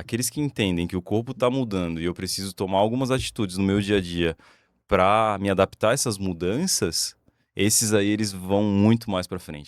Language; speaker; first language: Portuguese; native; Portuguese